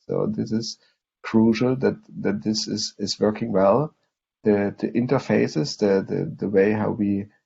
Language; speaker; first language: English; non-native, fluent; German